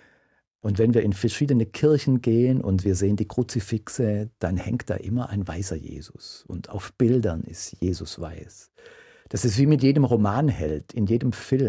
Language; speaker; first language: German; native; German